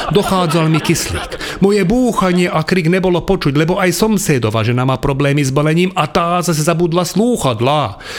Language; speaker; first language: Slovak; non-native, local second language; Hungarian